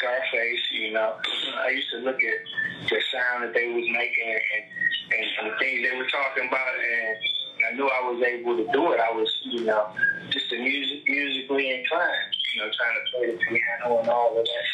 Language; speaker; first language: English; native; English